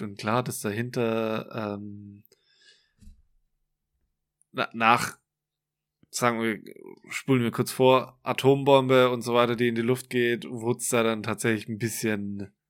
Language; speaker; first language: German; native; German